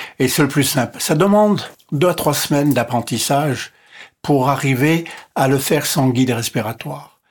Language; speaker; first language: French; non-native, local second language; English